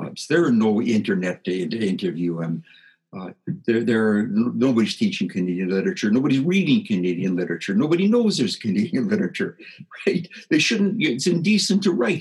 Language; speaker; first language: English; native; English